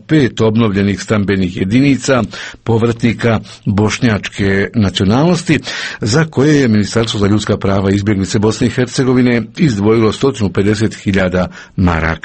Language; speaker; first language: Croatian; native; Croatian